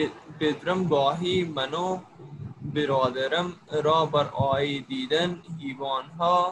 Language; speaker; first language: Persian; non-native, learner; Urdu